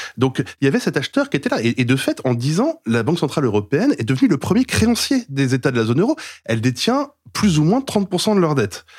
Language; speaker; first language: French; native; French